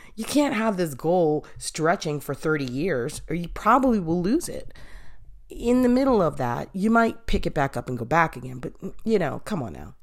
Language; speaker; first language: English; native; English